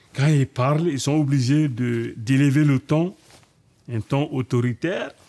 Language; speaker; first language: French; non-native, local second language; Bambara